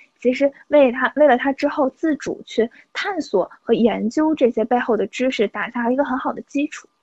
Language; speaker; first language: Chinese; native; Chinese